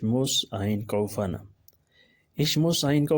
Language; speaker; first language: German; non-native, fluent; Urdu